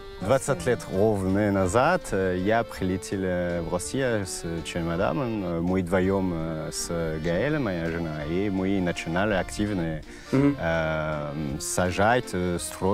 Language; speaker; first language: Russian; non-native, fluent; French